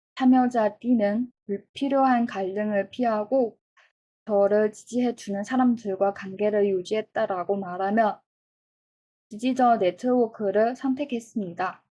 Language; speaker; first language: Korean; non-native, fluent; Chinese